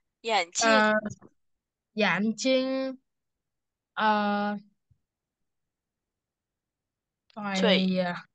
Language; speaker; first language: Chinese; non-native, learner; Vietnamese